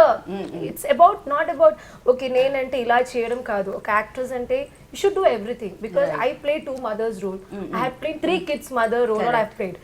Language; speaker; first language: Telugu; non-native, learner; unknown